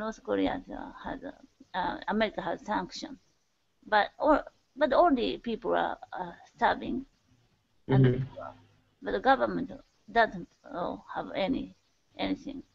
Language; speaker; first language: English; non-native, learner; Japanese